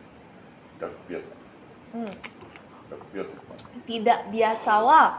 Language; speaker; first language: Indonesian; non-native, learner; Japanese